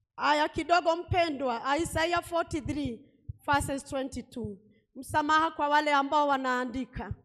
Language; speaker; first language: Swahili; non-native, local second language; Kikuyu